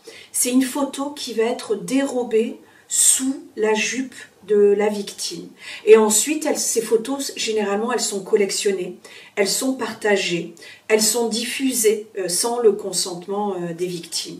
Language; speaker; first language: French; native; French